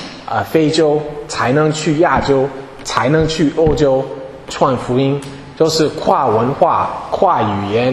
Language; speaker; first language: Chinese; non-native, fluent; English